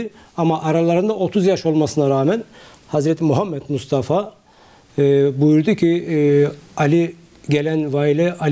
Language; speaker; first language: Turkish; native; Turkish